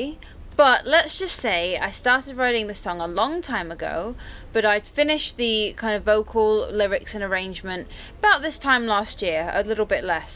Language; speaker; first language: English; native; English